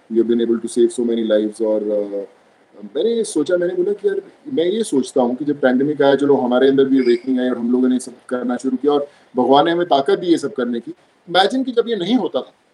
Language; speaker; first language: Hindi; non-native, local second language; Punjabi